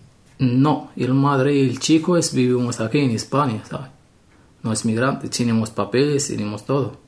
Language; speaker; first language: Spanish; non-native, learner; Arabic